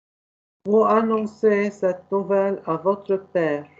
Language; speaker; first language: French; non-native, learner; Arabic